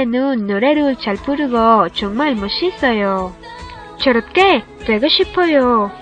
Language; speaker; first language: Korean; non-native, learner; Spanish